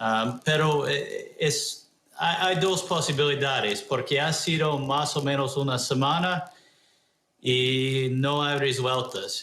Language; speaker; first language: Spanish; early bilingual, heritage; Spanish